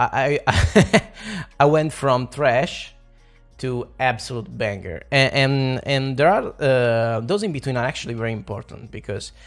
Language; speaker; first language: English; non-native, fluent; Italian